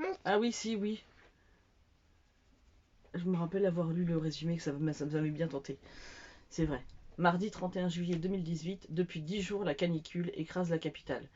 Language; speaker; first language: French; native; French